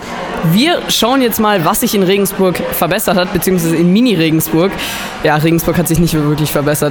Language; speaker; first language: German; native; German